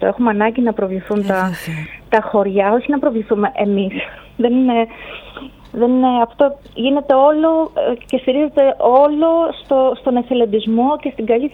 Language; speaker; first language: Greek; native; Greek